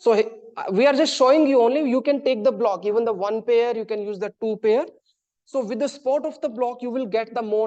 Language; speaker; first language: English; non-native, local second language; Hindi